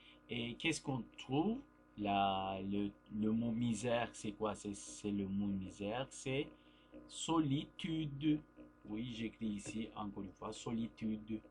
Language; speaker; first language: French; non-native, fluent; Turkish